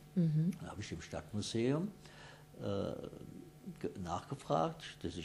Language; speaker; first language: German; native; German